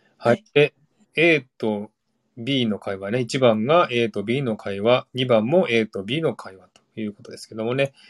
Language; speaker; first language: Japanese; native; Japanese